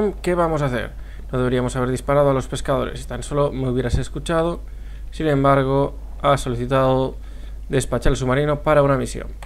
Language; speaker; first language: Spanish; native; Spanish